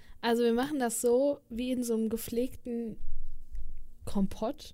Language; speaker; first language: German; native; German